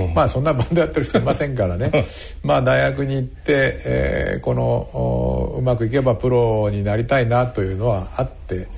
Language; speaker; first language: Japanese; native; Japanese